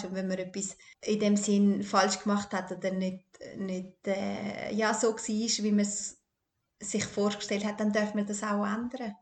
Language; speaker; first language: German; early bilingual, other home language; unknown